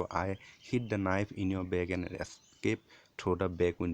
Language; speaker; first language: English; non-native, local second language; Assamese